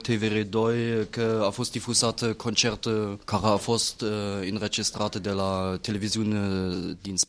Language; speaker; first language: Romanian; non-native, fluent; German